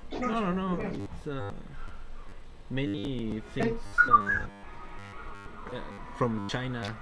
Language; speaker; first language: English; non-native, learner; Spanish